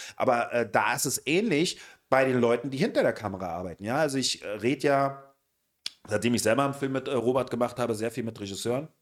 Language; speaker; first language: German; native; German